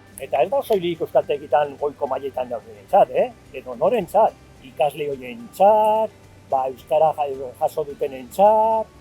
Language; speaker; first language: Basque; non-native, fluent; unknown